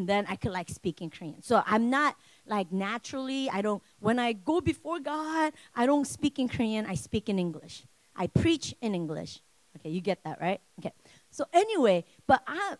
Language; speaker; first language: English; native; English